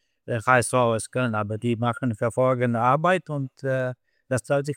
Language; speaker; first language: German; non-native, fluent; Slovenian